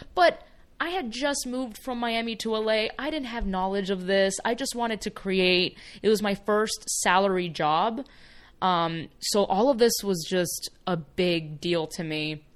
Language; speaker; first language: English; early bilingual, other home language; Spanish